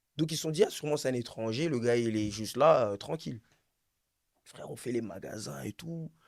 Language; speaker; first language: French; native; French